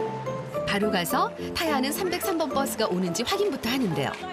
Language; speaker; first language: Korean; native; Korean